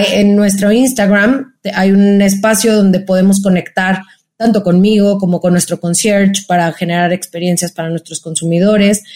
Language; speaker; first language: Spanish; native; Spanish